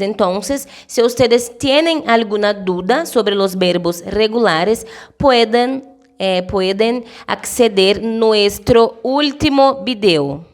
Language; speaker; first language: Spanish; non-native, fluent; Portuguese